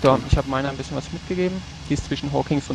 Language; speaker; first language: German; native; German